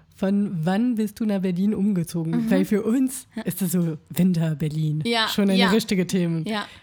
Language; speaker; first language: German; non-native, fluent; French